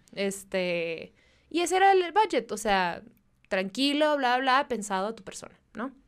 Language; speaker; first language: Spanish; native; Spanish